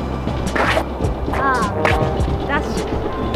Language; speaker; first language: Japanese; native; Japanese